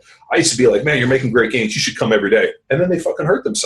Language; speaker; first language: English; native; English